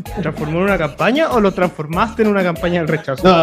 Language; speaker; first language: Spanish; native; Spanish